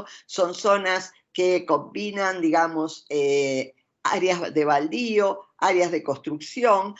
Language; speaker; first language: Spanish; native; Spanish